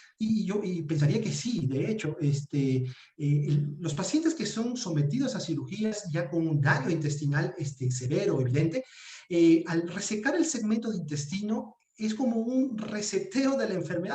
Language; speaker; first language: Spanish; native; Spanish